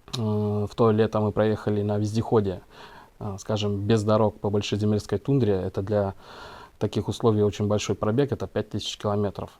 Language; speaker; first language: Russian; non-native, local second language; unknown